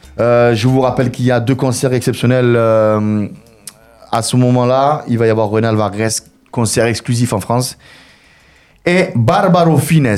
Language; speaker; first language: French; native; French